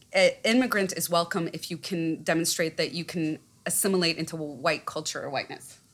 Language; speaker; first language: English; native; English